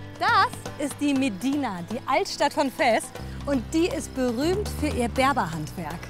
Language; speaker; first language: German; early bilingual, other home language; Riffian